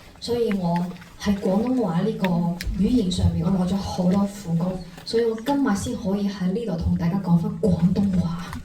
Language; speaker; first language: Cantonese; non-native, fluent; Chinese